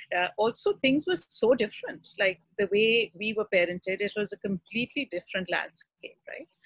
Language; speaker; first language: English; non-native, local second language; Urdu